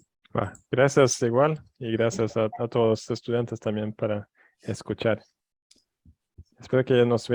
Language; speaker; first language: Spanish; non-native, fluent; Swedish